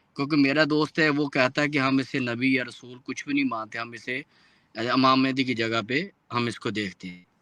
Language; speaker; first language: Urdu; non-native, local second language; Punjabi